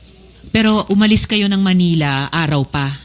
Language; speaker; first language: Filipino; native; Filipino